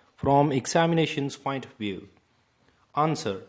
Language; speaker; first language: English; non-native, local second language; Punjabi